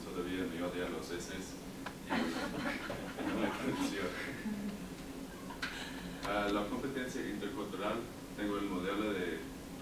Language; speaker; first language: Spanish; non-native, learner; English